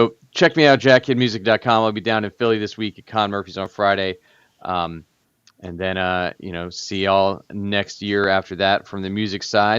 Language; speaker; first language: English; native; English